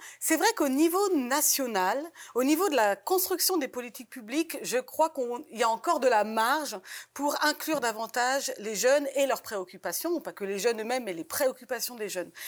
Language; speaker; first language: French; native; French